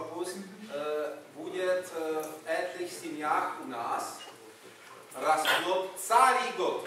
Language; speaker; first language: Russian; non-native, learner; Czech